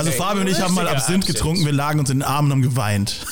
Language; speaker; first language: German; native; German